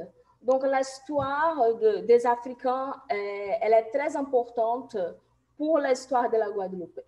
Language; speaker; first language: French; non-native, fluent; Portuguese